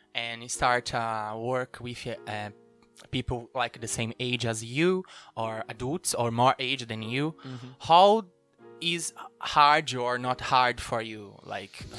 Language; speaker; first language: English; non-native, learner; Portuguese